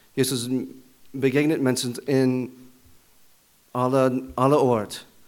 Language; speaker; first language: German; non-native, learner; English